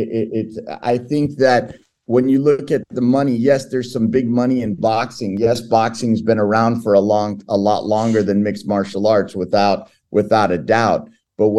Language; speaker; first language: English; early bilingual, other home language; Portuguese